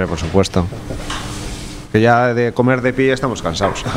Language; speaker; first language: Spanish; native; Spanish